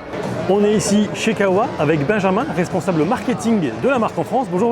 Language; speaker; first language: French; native; French